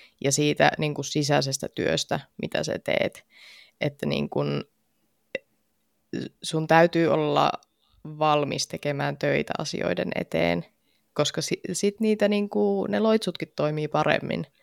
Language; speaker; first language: Finnish; native; Finnish